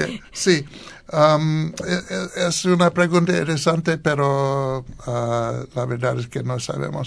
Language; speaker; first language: Spanish; non-native, learner; English